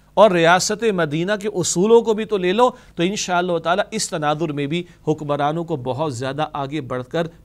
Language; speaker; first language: Urdu; native; Urdu